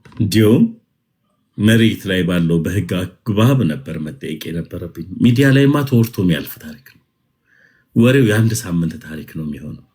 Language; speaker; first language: Amharic; native; Amharic